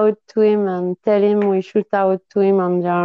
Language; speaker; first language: English; non-native, fluent; French